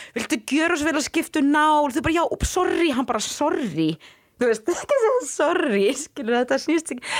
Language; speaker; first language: Icelandic; non-native, fluent; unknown